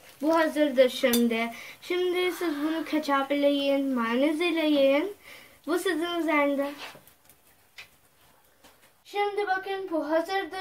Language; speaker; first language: Turkish; non-native, fluent; Urdu